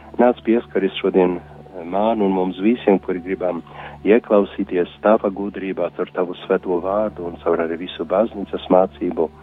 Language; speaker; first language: Latvian; non-native, fluent; Polish